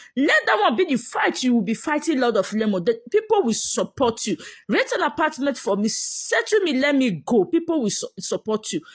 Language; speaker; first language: Nigerian Pidgin; native; Nigerian Pidgin